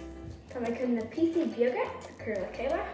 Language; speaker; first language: Irish; non-native, local second language; English